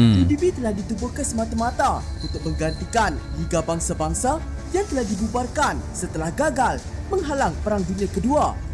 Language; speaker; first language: Malay; native; Malay